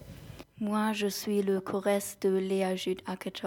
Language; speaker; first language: French; non-native, learner; German